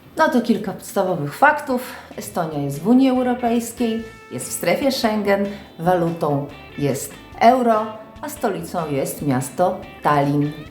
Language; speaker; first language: Polish; native; Polish